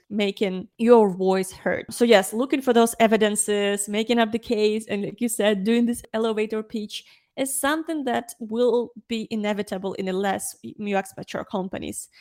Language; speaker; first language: English; non-native, fluent; Ukrainian